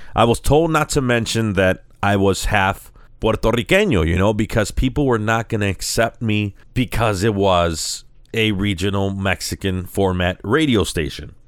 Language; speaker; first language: English; early bilingual, other home language; Spanish